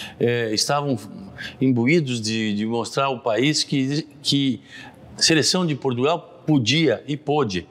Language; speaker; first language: Portuguese; native; Portuguese